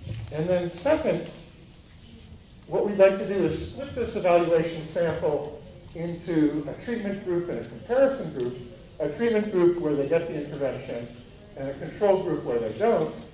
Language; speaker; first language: English; native; English